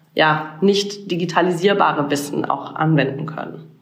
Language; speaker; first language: German; native; German